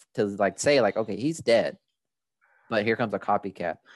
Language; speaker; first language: English; early bilingual, other home language; Spanish